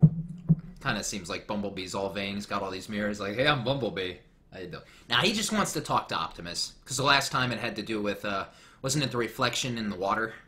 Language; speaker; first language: English; native; English